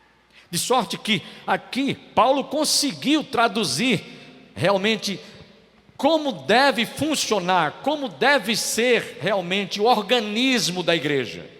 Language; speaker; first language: Portuguese; native; Portuguese